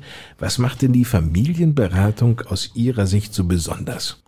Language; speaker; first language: German; native; German